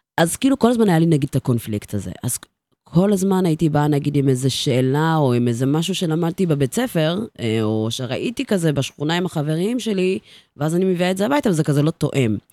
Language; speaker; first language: Hebrew; early bilingual, other home language; Amharic